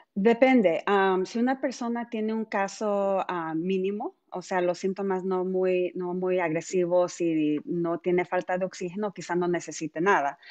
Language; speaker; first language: Spanish; early bilingual, heritage; Spanish